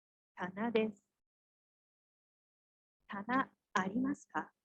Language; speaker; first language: Japanese; non-native, learner; Indonesian